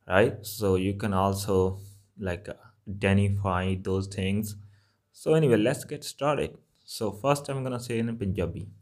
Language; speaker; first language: English; non-native, local second language; Punjabi